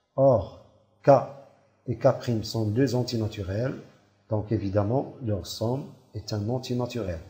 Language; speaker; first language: French; non-native, local second language; Arabic